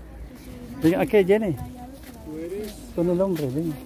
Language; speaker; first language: Spanish; non-native, learner; Filipino